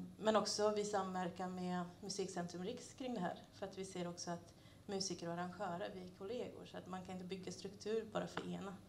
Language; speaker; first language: Swedish; non-native, fluent; Hungarian